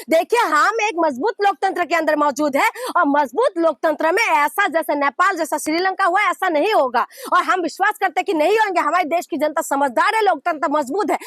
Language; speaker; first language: Hindi; non-native, local second language; Assamese